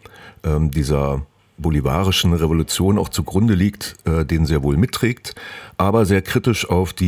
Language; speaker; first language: German; native; German